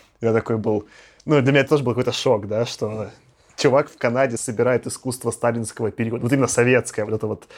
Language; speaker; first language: Russian; native; Russian